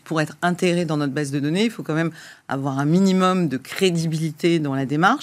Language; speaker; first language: French; native; French